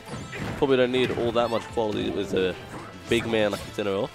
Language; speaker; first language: English; native; English